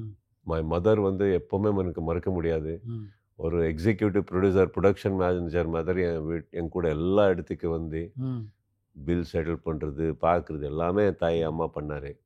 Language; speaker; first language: Tamil; non-native, local second language; Kannada